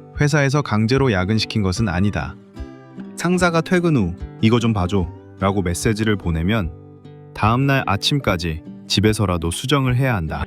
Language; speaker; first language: Korean; native; Korean